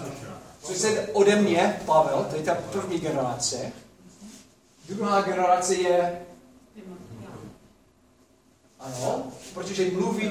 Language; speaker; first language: Czech; non-native, fluent; English